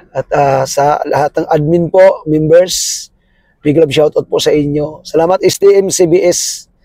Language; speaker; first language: Filipino; non-native, local second language; Cebuano